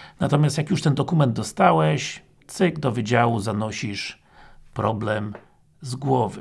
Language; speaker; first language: Polish; native; Polish